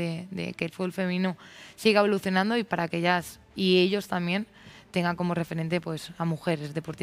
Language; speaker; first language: Spanish; native; Spanish